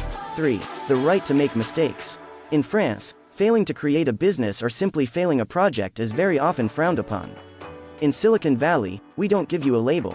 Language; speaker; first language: English; non-native, learner; French